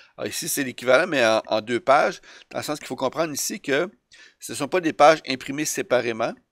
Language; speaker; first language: French; native; French